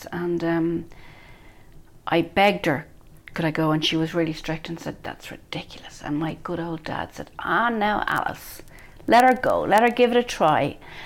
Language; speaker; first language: English; native; English